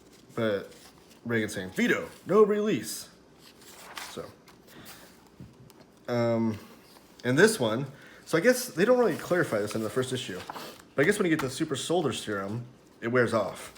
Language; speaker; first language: English; native; English